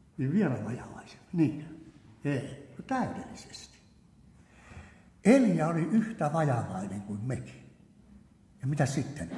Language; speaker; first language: Finnish; native; Finnish